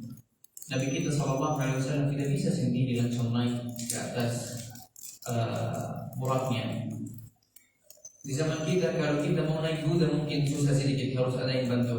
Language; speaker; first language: Indonesian; non-native, fluent; Arabic